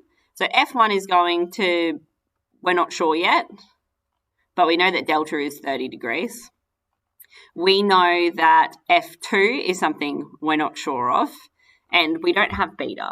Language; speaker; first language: English; native; English